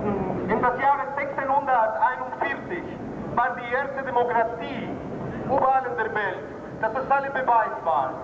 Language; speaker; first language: German; non-native, fluent; Spanish